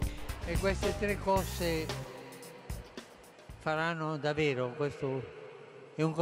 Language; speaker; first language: Italian; non-native, fluent; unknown